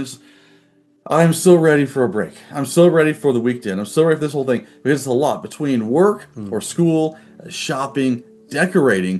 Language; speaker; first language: English; native; English